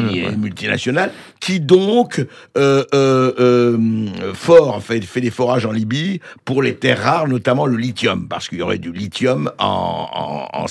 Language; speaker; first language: French; native; French